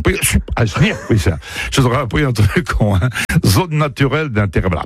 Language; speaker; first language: French; native; French